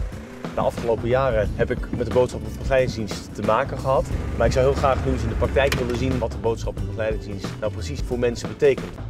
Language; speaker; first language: Dutch; native; Dutch